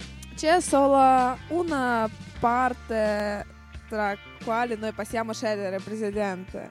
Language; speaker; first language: Italian; non-native, learner; Russian